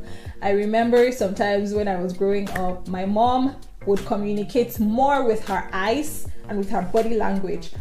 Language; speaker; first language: English; non-native, local second language; Yoruba